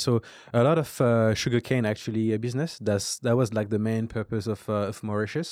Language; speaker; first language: English; non-native, fluent; French